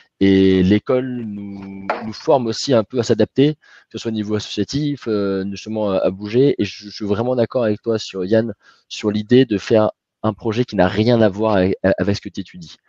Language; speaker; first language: French; native; French